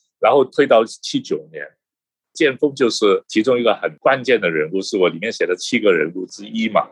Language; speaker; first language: Chinese; non-native, local second language; Cantonese